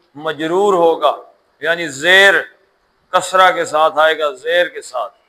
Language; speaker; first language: Urdu; non-native, local second language; Punjabi